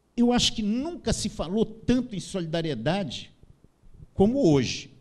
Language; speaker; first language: Portuguese; native; Portuguese